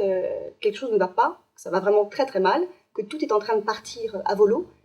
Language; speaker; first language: French; native; French